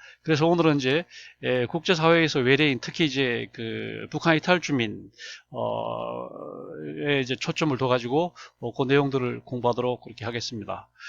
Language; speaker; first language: Korean; native; Korean